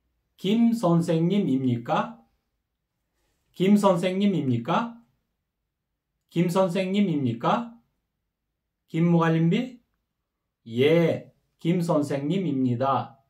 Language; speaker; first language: Korean; non-native, learner; Kyrgyz